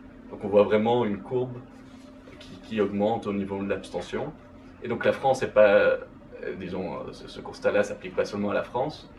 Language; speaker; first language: French; native; French